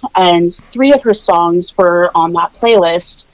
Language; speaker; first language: English; native; English